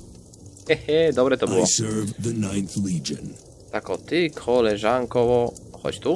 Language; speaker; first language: Polish; native; Polish